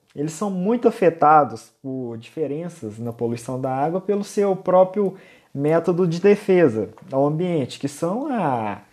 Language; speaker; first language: Portuguese; native; Portuguese